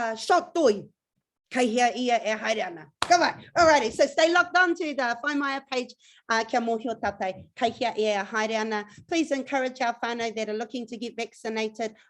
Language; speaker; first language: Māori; non-native, local second language; English